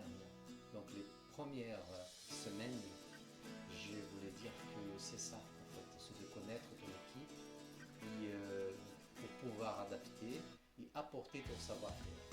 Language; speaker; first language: French; non-native, fluent; Portuguese